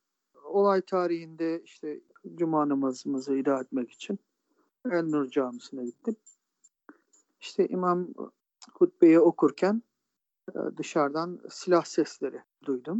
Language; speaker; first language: Turkish; native; Turkish